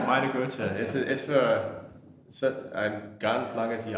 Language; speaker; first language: German; non-native, learner; English